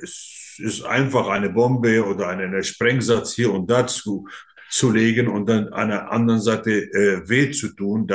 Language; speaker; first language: German; non-native, fluent; Arabic